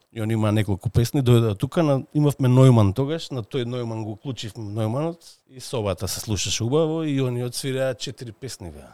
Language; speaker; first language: Macedonian; native; Macedonian